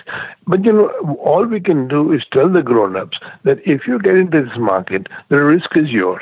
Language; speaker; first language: English; non-native, local second language; Gujarati